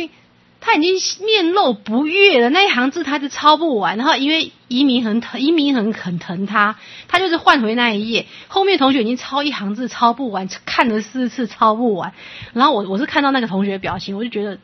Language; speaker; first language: Chinese; native; Chinese